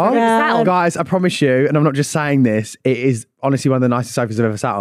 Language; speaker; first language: English; native; English